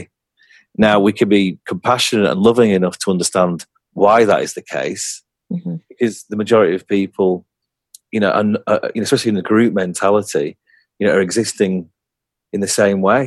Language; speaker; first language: English; native; English